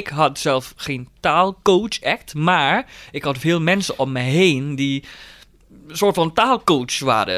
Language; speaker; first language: Dutch; non-native, fluent; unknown